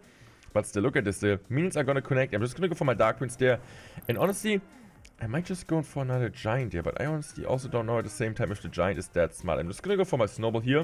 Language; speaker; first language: English; non-native, fluent; German